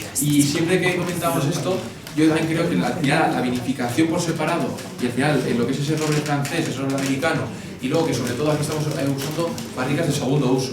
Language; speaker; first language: Spanish; native; Spanish